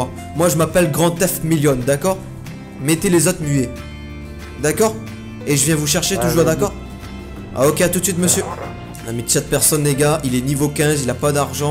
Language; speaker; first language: French; native; French